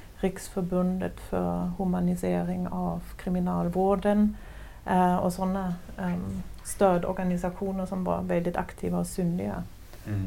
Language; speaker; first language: Swedish; non-native, fluent; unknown